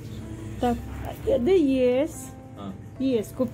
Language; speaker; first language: Russian; non-native, learner; Cebuano